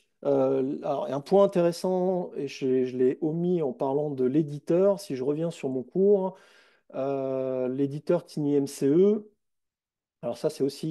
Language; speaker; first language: French; native; French